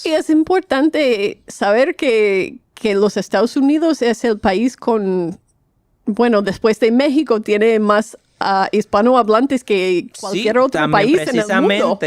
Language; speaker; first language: Spanish; non-native, fluent; English